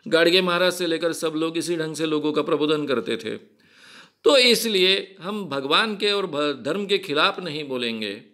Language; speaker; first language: Hindi; non-native, local second language; Marathi